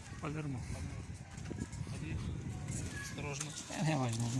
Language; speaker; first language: Russian; non-native, learner; Turkish